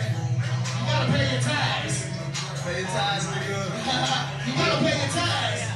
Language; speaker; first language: English; native; English